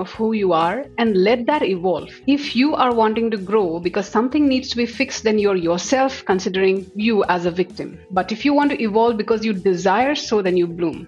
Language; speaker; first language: English; non-native, local second language; Assamese